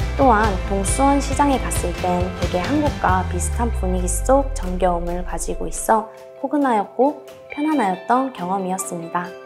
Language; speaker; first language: Korean; native; Korean